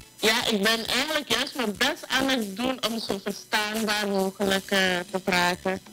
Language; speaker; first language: Dutch; native; Dutch